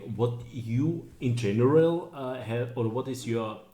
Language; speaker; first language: English; non-native, learner; German